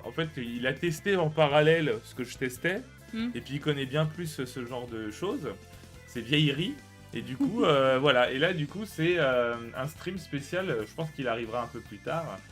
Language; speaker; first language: French; native; French